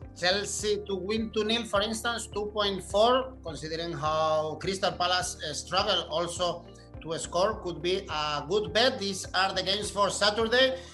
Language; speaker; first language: English; non-native, fluent; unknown